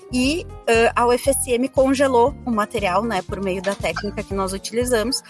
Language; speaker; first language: Portuguese; native; Portuguese